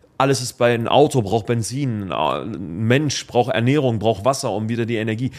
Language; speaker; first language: German; early bilingual, other home language; Arabic